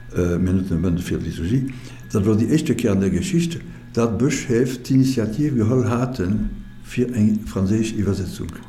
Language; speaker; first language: Luxembourgish; non-native, fluent; French